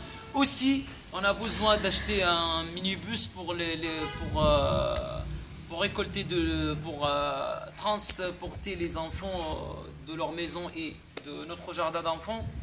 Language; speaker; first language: French; non-native, fluent; Arabic